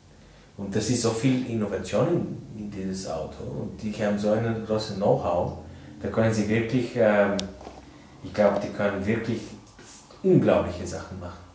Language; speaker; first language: German; non-native, fluent; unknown